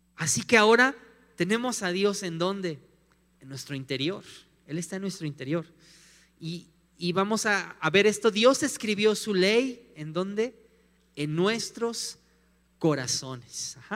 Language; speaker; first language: Spanish; native; Spanish